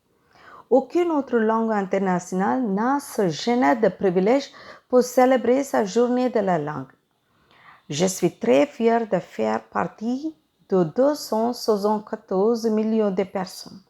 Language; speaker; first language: French; non-native, fluent; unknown